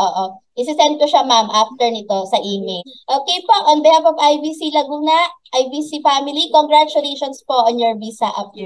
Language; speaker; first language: Filipino; native; Filipino